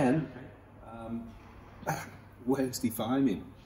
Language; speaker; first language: English; native; English